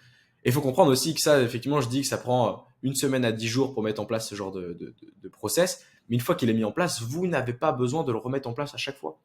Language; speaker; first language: French; native; French